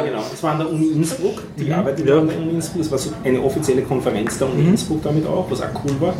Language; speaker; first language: German; native; German